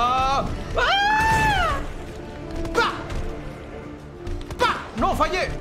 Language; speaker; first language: Spanish; native; Spanish